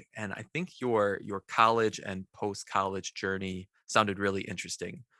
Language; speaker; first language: English; native; English